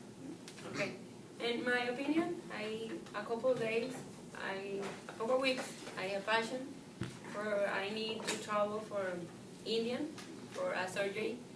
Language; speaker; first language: English; non-native, learner; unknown